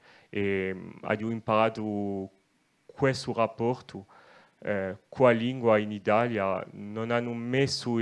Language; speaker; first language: Italian; non-native, local second language; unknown